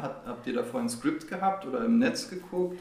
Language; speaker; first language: German; native; German